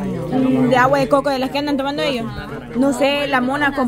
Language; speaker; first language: Spanish; native; Spanish